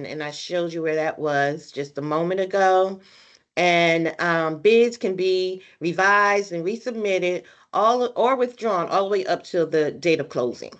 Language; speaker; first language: English; native; English